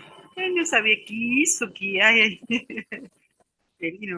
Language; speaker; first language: Portuguese; non-native, learner; Spanish